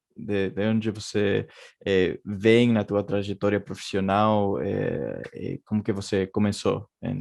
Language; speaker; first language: Portuguese; non-native, fluent; Spanish